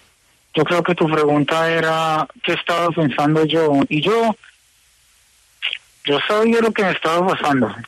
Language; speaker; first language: Spanish; early bilingual, heritage; Spanish